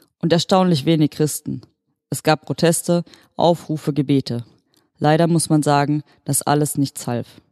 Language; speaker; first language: German; native; German